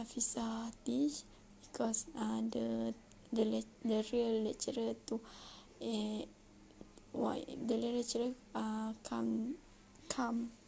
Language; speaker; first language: English; non-native, learner; Malay